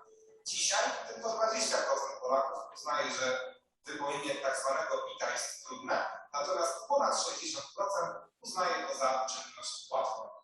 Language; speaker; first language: Polish; native; Polish